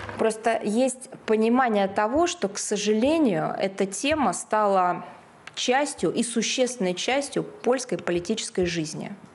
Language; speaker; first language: Russian; native; Russian